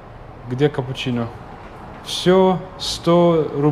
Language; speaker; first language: Russian; non-native, learner; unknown